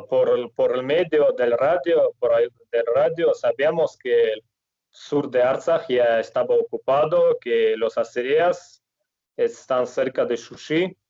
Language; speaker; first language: Spanish; non-native, fluent; Russian